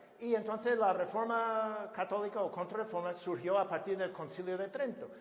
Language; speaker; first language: Spanish; non-native, fluent; English